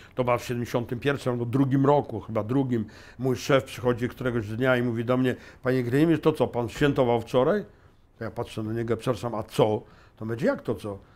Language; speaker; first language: Polish; native; Polish